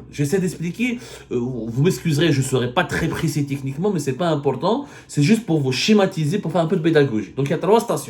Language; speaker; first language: French; non-native, local second language; Arabic